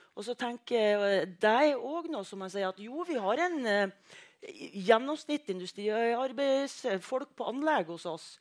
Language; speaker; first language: Norwegian; native; Norwegian